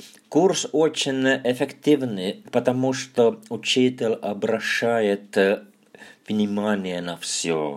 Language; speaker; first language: Russian; non-native, fluent; Finnish